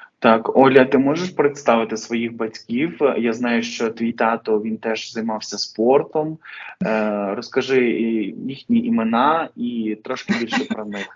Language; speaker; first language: Ukrainian; native; Ukrainian